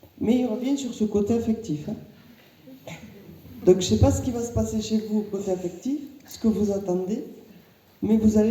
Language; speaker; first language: French; native; French